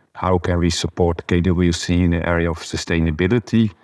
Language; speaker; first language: English; non-native, fluent; Dutch